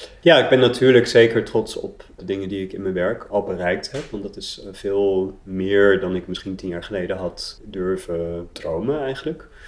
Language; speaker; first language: Dutch; native; Dutch